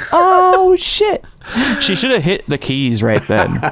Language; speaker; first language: English; native; English